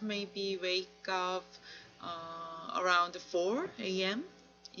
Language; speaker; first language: English; non-native, learner; Korean